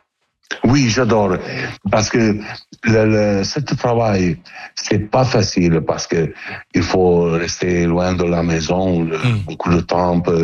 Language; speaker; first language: French; non-native, learner; Italian